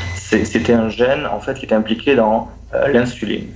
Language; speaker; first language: French; native; French